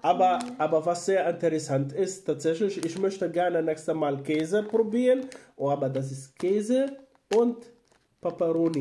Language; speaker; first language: German; non-native, fluent; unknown